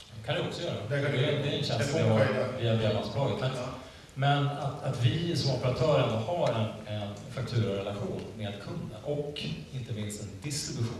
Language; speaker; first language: Swedish; native; Swedish